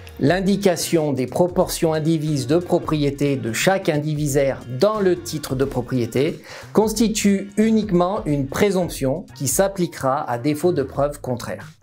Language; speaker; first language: French; native; French